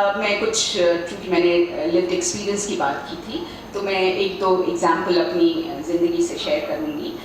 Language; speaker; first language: Hindi; native; Hindi